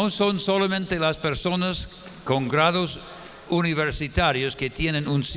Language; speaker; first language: Spanish; non-native, fluent; English